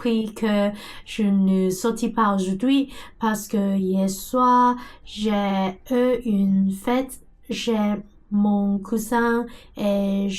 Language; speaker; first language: French; non-native, learner; Cantonese